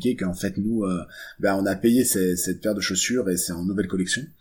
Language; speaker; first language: French; native; French